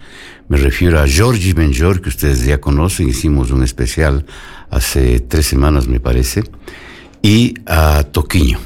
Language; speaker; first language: Spanish; native; Spanish